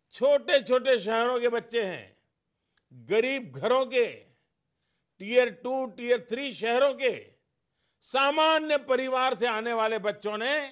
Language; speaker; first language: Hindi; non-native, local second language; Gujarati